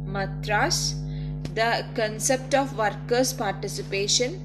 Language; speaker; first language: English; non-native, local second language; Malayalam